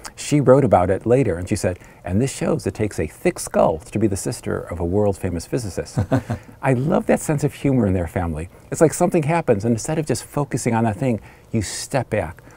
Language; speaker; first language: English; native; English